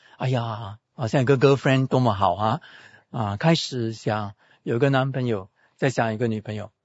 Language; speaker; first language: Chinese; native; Chinese